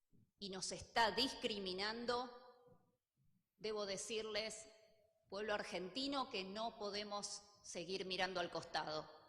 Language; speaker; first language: Spanish; native; Spanish